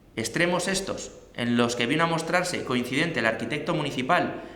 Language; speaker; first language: Spanish; non-native, local second language; Catalan